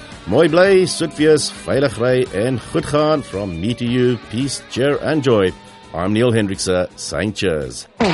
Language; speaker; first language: English; early bilingual, other home language; Afrikaans